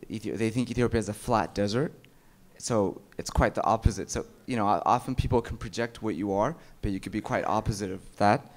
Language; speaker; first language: English; early bilingual, other home language; Amharic